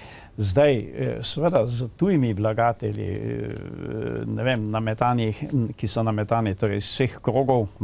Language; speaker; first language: Slovenian; native; Slovenian